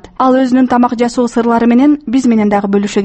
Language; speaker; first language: Kyrgyz; native; Kyrgyz